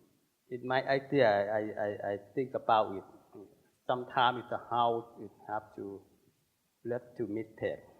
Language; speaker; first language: English; non-native, learner; Thai